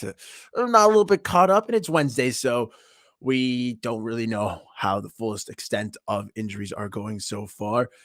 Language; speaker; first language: English; native; English